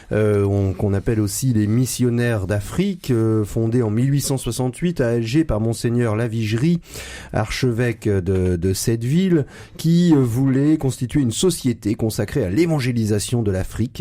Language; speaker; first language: French; native; French